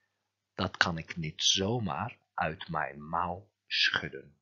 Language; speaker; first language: Dutch; non-native, fluent; Turkish